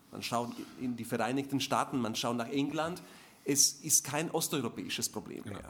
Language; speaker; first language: German; non-native, fluent; Slovak